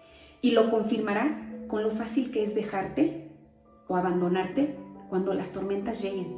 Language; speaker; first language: Spanish; native; Spanish